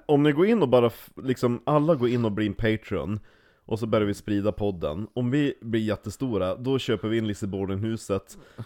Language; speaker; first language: Swedish; native; Swedish